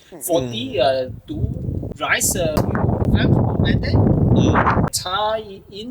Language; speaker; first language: Danish; non-native, learner; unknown